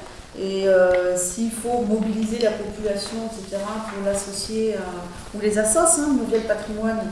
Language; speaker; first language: French; native; French